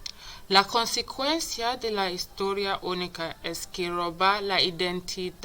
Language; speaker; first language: Spanish; non-native, learner; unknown